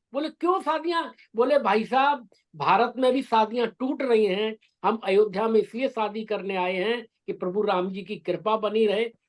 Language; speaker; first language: Hindi; native; Hindi